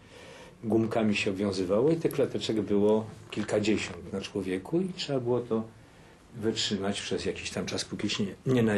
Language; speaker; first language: Polish; native; Polish